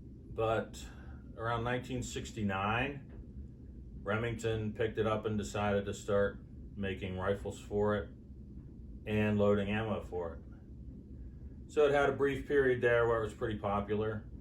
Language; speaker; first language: English; native; English